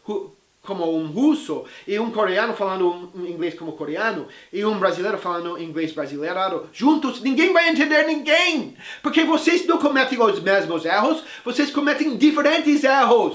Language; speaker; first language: Portuguese; non-native, fluent; English